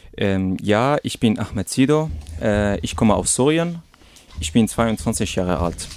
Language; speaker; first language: German; non-native, learner; Arabic